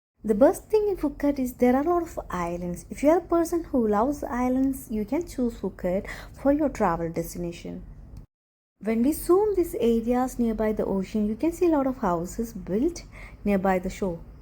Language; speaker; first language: English; non-native, local second language; Malayalam